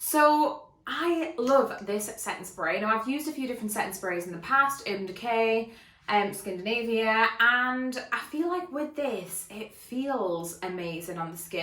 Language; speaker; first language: English; native; English